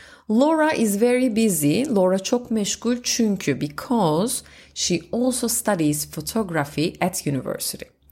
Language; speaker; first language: English; non-native, fluent; Turkish